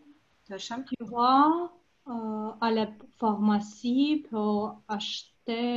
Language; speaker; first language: French; non-native, learner; Russian